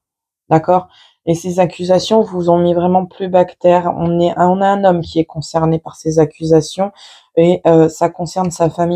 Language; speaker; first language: French; native; French